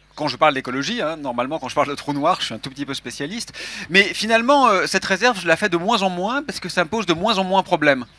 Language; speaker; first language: French; native; French